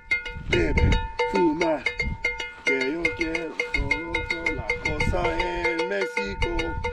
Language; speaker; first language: Spanish; non-native, learner; English